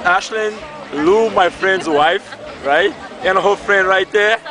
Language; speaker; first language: English; non-native, fluent; Portuguese